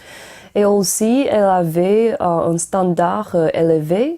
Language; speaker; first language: French; non-native, learner; Chinese